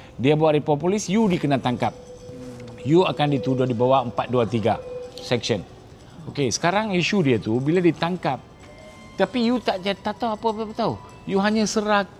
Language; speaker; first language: Malay; non-native, local second language; Tamil